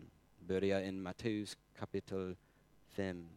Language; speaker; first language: Swedish; non-native, fluent; English